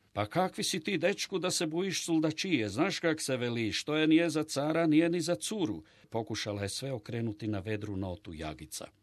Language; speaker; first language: Croatian; native; Croatian